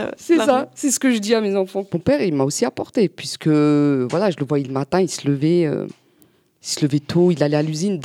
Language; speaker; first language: French; native; French